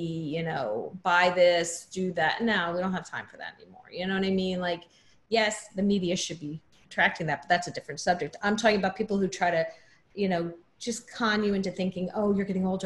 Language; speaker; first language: English; native; English